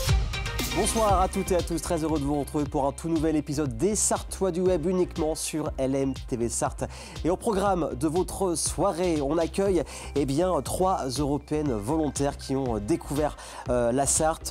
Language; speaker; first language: French; native; French